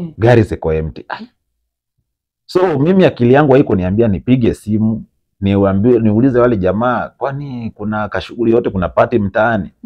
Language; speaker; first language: Swahili; native; Swahili